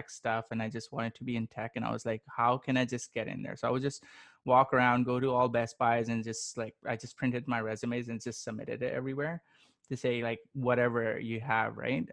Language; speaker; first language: English; non-native, local second language; Urdu